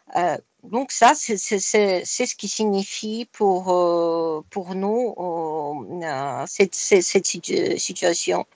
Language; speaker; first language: French; non-native, fluent; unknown